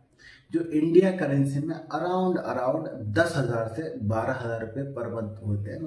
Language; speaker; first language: Hindi; native; Hindi